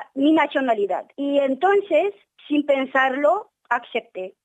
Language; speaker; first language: Spanish; non-native, learner; Romanian